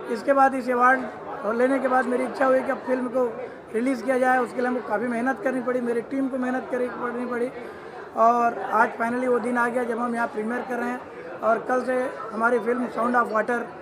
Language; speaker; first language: Hindi; native; Hindi